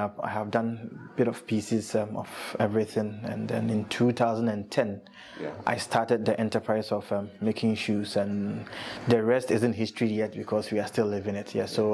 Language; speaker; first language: English; non-native, local second language; Akan